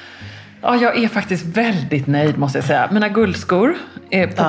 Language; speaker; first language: Swedish; native; Swedish